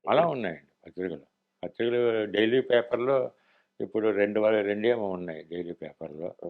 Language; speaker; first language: Telugu; early bilingual, heritage; Telugu